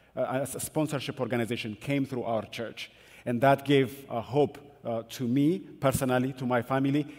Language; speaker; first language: English; non-native, fluent; Amharic